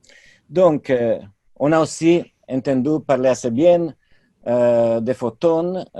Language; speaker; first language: French; non-native, fluent; Italian